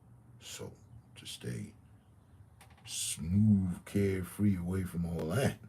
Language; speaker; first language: English; native; English